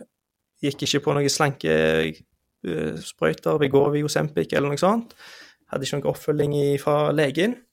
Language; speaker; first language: Norwegian; native; Norwegian